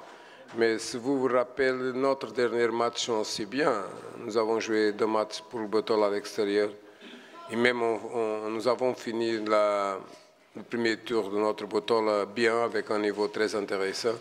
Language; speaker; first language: French; non-native, fluent; Portuguese